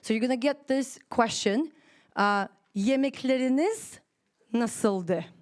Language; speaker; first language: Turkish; non-native, fluent; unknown